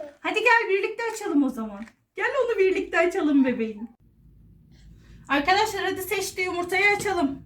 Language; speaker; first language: Turkish; native; Turkish